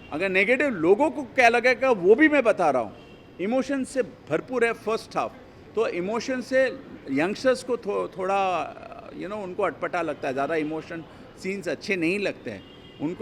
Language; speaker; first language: Hindi; native; Hindi